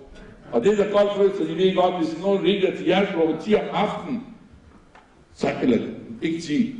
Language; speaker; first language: Danish; non-native, fluent; Arabic